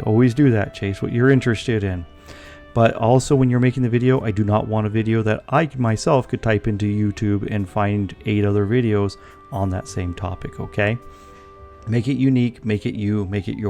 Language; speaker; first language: English; native; English